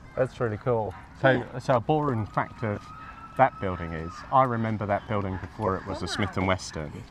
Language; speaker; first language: English; native; English